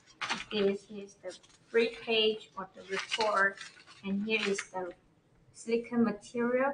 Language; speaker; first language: English; non-native, learner; Chinese